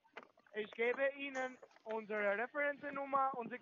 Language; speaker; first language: German; non-native, fluent; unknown